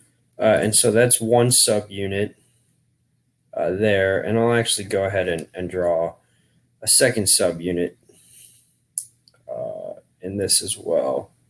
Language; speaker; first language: English; native; English